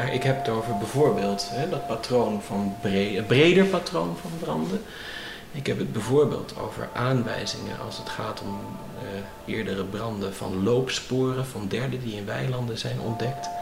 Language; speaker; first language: Dutch; native; Dutch